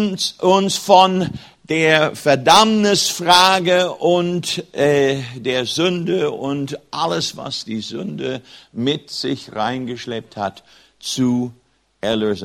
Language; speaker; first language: German; non-native, fluent; English